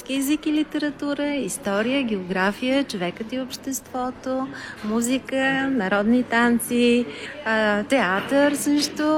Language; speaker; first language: Bulgarian; native; Bulgarian